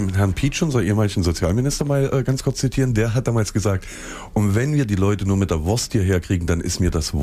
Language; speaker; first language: German; native; German